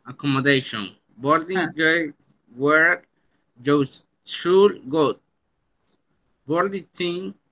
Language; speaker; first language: English; non-native, learner; Spanish